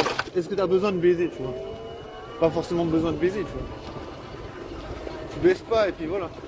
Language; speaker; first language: French; native; French